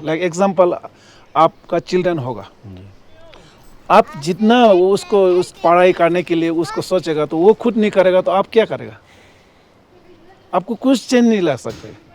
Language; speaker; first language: Hindi; non-native, local second language; Ladakhi